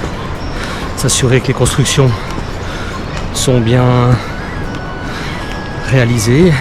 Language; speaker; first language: French; native; French